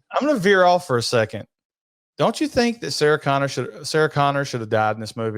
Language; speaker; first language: English; native; English